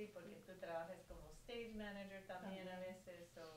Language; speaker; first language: Spanish; early bilingual, heritage; Spanish